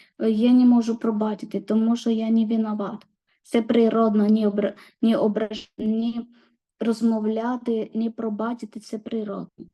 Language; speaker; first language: Ukrainian; non-native, learner; Malayalam